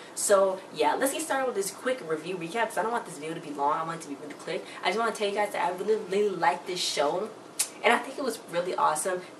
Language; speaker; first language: English; native; English